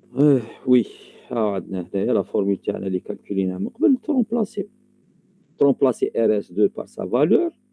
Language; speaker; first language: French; non-native, local second language; Arabic